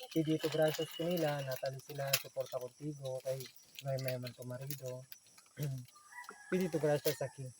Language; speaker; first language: Filipino; non-native, local second language; Chavacano